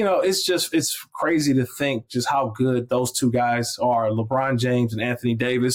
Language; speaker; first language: English; native; English